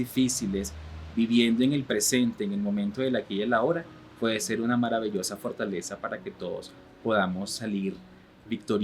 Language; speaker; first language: Spanish; native; Spanish